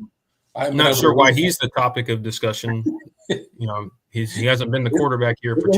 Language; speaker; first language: English; native; English